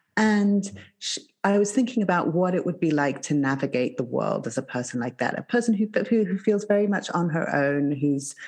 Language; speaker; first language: English; native; English